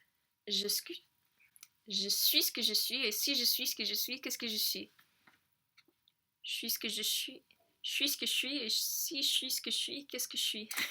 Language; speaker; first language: French; non-native, fluent; English